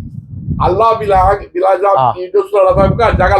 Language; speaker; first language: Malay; non-native, learner; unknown